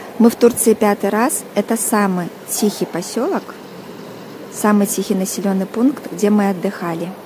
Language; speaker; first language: Russian; native; Russian